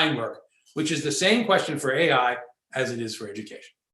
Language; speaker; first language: English; native; English